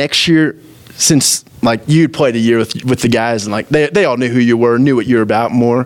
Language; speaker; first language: English; native; English